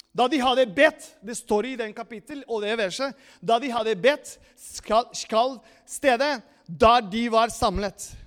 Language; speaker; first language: Norwegian; non-native, fluent; Spanish